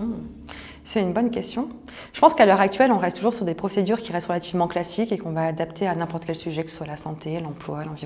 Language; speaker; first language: French; native; French